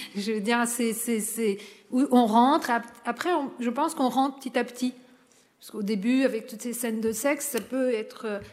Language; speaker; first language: French; non-native, local second language; Arabic